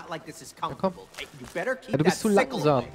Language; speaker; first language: German; native; German